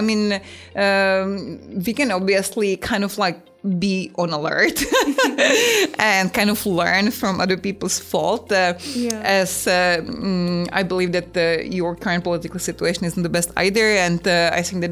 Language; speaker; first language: English; non-native, fluent; Czech